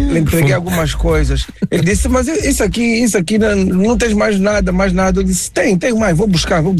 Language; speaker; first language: Portuguese; native; Portuguese